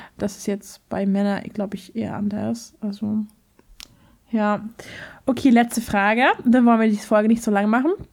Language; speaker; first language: German; non-native, fluent; Hungarian